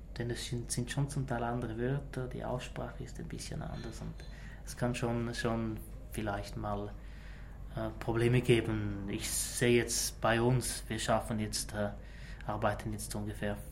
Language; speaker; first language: German; non-native, local second language; Romansh